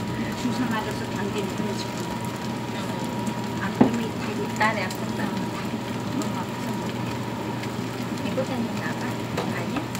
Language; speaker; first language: Korean; non-native, learner; Filipino